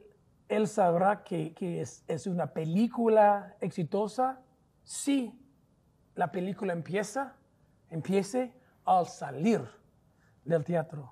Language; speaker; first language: Spanish; non-native, fluent; English